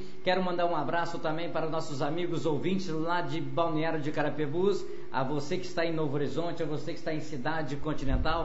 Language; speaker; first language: Portuguese; native; Portuguese